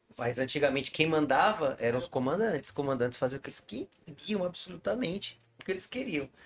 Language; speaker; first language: Portuguese; native; Portuguese